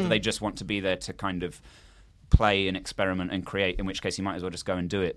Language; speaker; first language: English; native; English